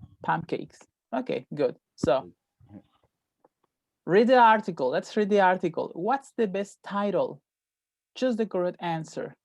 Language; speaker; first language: English; non-native, fluent; Spanish